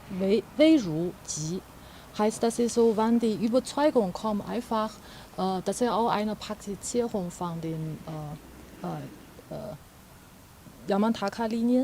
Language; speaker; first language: German; non-native, fluent; Chinese